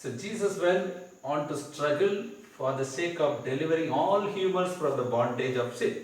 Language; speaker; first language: English; non-native, local second language; Tamil